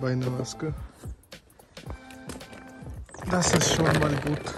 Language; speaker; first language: German; non-native, fluent; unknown